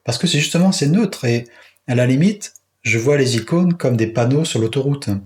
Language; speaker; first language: French; native; French